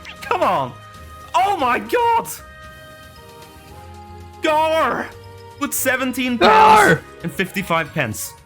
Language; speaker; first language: English; non-native, fluent; Norwegian